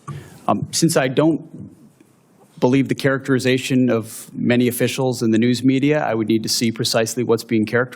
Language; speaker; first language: English; native; English